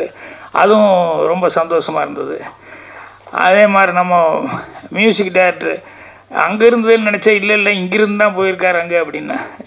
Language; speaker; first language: Tamil; native; Tamil